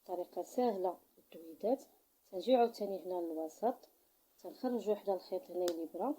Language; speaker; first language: Arabic; native; Arabic